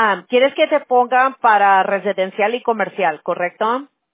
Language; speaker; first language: Spanish; early bilingual, other home language; English